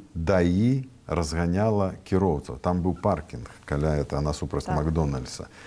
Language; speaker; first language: Belarusian; native; Belarusian